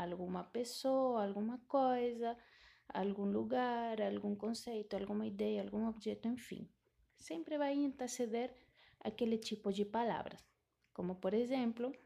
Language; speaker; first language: Spanish; non-native, fluent; Portuguese